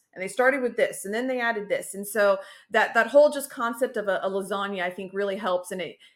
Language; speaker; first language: English; native; English